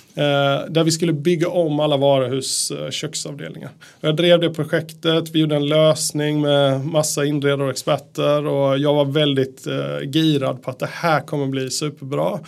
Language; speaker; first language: Swedish; native; Swedish